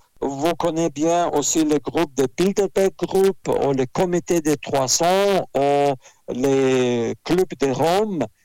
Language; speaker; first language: French; non-native, fluent; Russian